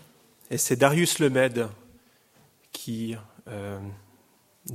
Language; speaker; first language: French; native; French